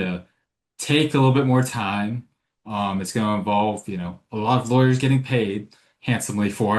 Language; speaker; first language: English; native; English